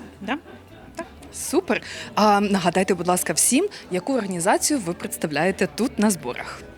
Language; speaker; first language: Ukrainian; native; Ukrainian